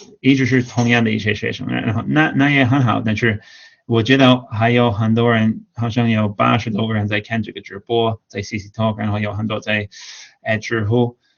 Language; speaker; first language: Chinese; non-native, fluent; English